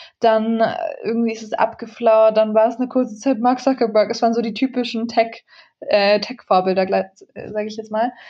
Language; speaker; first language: German; early bilingual, other home language; Central Kurdish